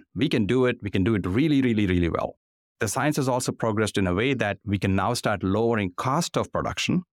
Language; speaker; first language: English; non-native, local second language; Telugu